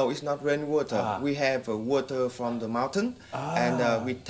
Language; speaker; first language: English; non-native, fluent; Vietnamese